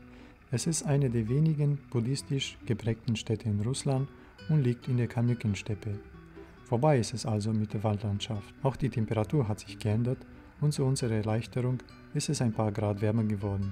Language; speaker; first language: German; native; German